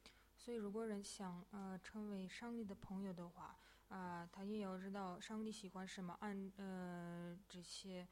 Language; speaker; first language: Chinese; non-native, fluent; Russian